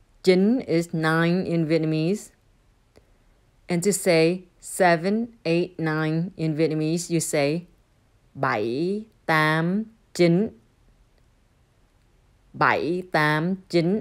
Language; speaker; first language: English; non-native, fluent; Vietnamese